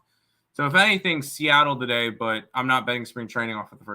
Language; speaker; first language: English; native; English